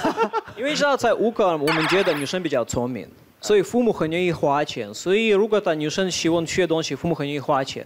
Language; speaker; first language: Chinese; non-native, fluent; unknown